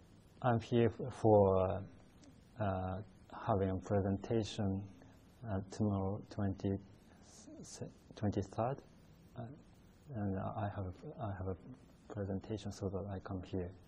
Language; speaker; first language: English; non-native, fluent; Japanese